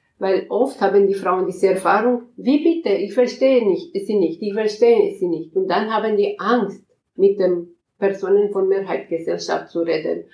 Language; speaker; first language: German; non-native, fluent; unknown